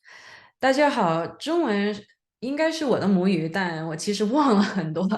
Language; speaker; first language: Chinese; early bilingual, heritage; Chinese